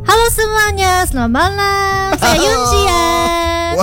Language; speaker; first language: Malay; non-native, learner; Korean